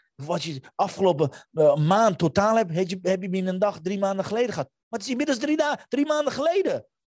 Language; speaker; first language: Dutch; early bilingual, other home language; Armenian